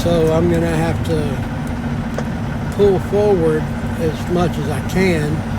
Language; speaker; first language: English; native; English